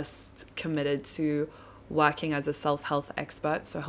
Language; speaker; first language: English; native; English